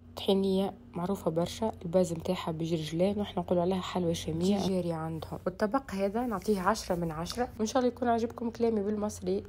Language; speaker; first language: Arabic; native; Arabic